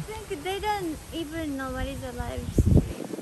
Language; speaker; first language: English; non-native, fluent; Japanese